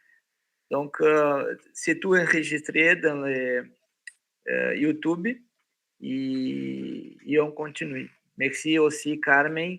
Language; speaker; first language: French; non-native, fluent; Portuguese